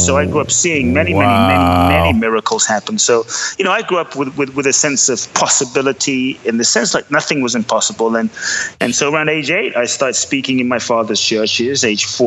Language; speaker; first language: English; native; English